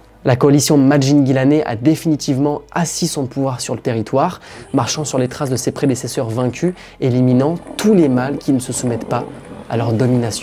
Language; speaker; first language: French; native; French